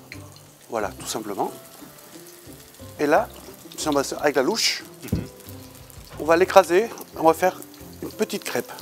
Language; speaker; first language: French; native; French